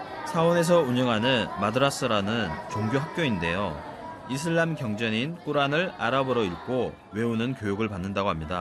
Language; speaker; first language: Korean; native; Korean